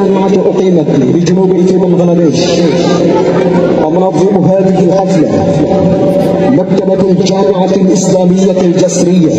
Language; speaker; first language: Arabic; non-native, learner; Bangla